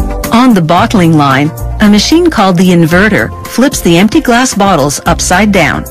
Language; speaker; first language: English; native; English